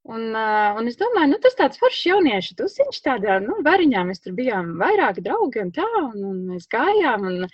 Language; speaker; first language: Latvian; native; Latvian